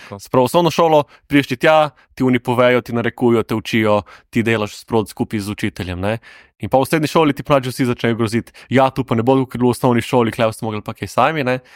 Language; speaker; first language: Slovenian; native; Slovenian